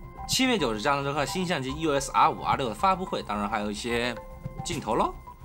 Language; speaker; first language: Chinese; native; Chinese